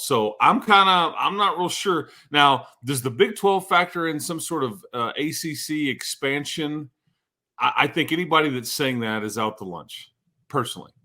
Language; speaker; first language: English; native; English